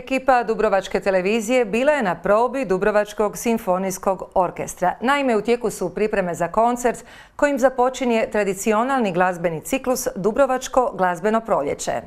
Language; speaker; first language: Serbian; native; Serbian